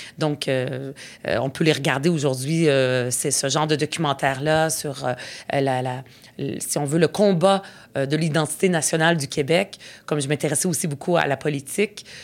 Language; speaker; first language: French; early bilingual, other home language; Arabic